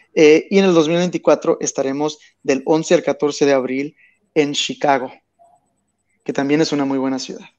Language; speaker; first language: Spanish; early bilingual, heritage; Spanish